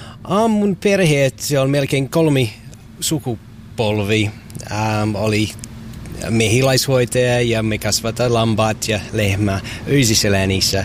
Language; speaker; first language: Finnish; non-native, learner; English